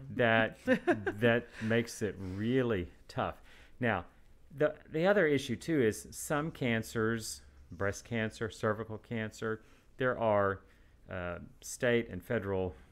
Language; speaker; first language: English; native; English